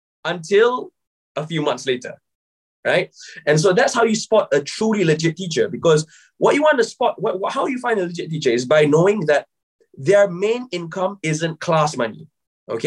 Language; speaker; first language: English; non-native, local second language; Malay